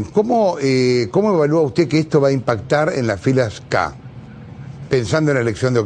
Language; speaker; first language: Spanish; native; Spanish